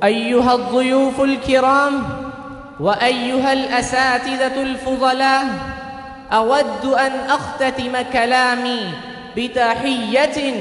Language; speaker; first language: Arabic; non-native, learner; Urdu